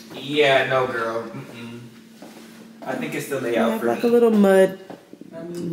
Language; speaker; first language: English; native; English